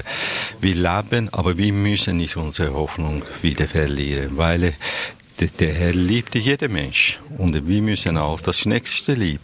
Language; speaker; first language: German; non-native, learner; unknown